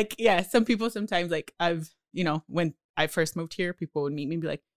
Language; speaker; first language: English; non-native, fluent; Portuguese